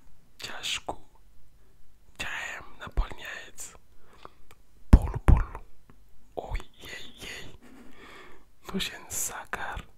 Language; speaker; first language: Russian; non-native, learner; French